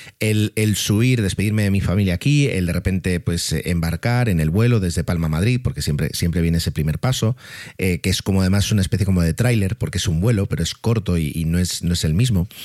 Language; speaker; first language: Spanish; native; Spanish